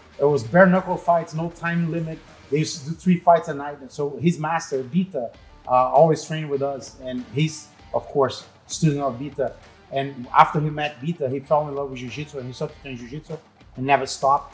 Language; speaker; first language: English; non-native, fluent; Portuguese